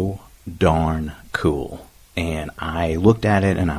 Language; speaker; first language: English; native; English